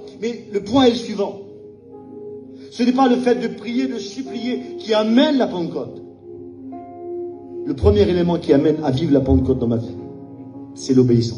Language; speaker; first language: French; native; French